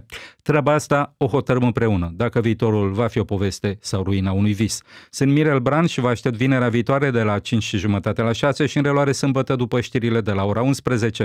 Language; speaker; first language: Romanian; native; Romanian